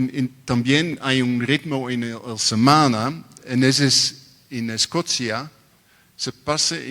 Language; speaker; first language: Spanish; non-native, learner; Dutch